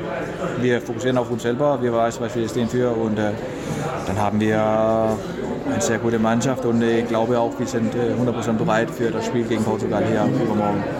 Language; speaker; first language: German; non-native, fluent; Danish